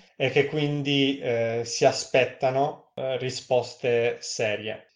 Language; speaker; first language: Italian; native; Italian